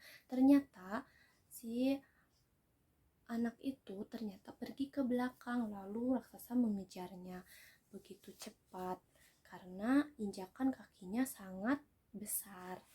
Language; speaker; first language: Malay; non-native, local second language; Sundanese